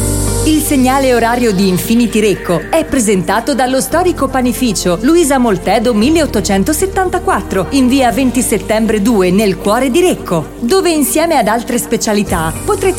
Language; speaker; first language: Italian; native; Italian